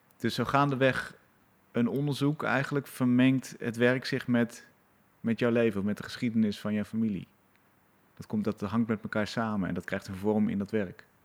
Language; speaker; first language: Dutch; native; Dutch